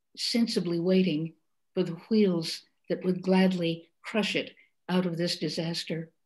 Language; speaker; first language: English; native; English